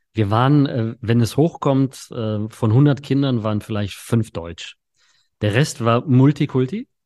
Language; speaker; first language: German; early bilingual, other home language; Polish